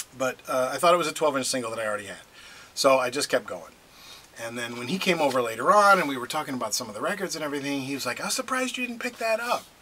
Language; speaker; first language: English; native; English